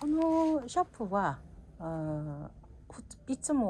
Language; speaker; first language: Japanese; non-native, learner; Korean